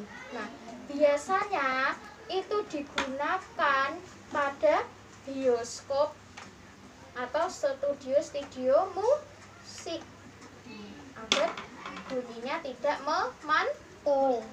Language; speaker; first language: Indonesian; native; Indonesian